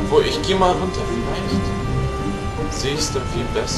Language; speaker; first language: German; native; German